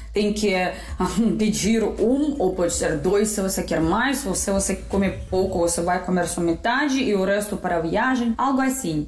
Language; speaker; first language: Portuguese; non-native, fluent; Russian